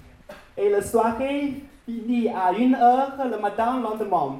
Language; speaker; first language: French; non-native, learner; Chinese